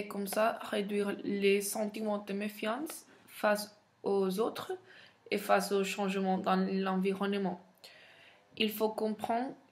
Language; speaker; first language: French; non-native, fluent; Spanish